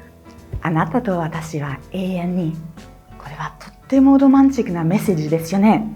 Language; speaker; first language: Japanese; non-native, fluent; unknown